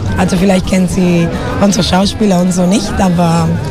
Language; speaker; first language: German; non-native, fluent; Spanish